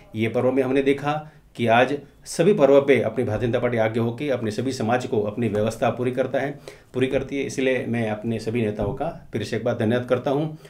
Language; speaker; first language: Hindi; non-native, local second language; Marathi